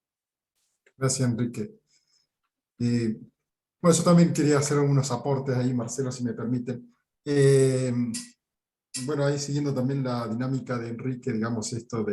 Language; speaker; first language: Spanish; native; Spanish